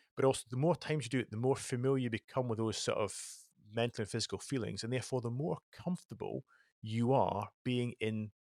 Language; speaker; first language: English; native; English